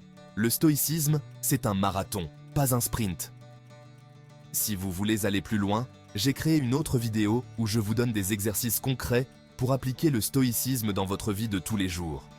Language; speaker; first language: French; native; French